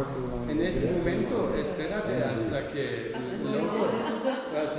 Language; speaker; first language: Spanish; non-native, learner; Dutch